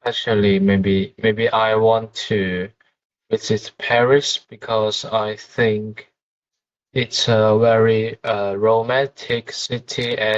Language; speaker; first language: English; non-native, fluent; Chinese